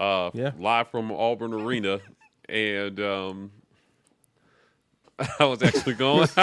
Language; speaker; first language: English; native; English